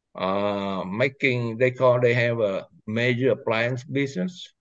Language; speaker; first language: English; non-native, fluent; Vietnamese